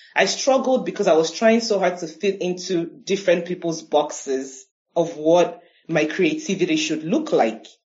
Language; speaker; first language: English; non-native, local second language; Igbo